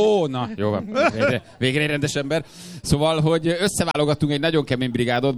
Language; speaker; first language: Hungarian; native; Hungarian